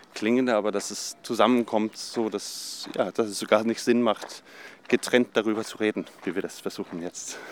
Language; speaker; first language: German; non-native, fluent; Danish